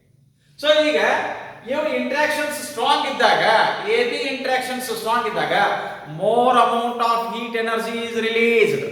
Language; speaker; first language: English; non-native, local second language; Kannada